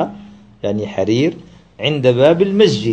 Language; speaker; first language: Arabic; native; Arabic